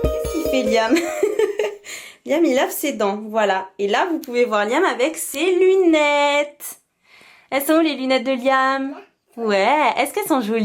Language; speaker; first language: French; native; French